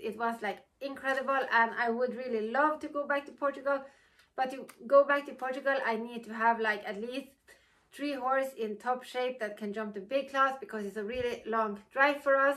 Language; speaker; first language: English; non-native, fluent; Norwegian